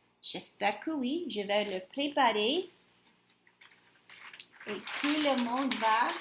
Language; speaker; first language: French; non-native, fluent; English